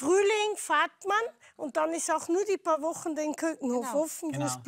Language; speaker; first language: German; non-native, fluent; Dutch